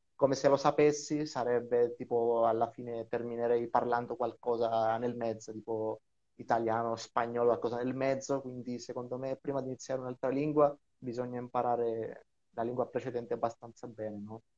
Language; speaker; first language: Italian; non-native, fluent; Greek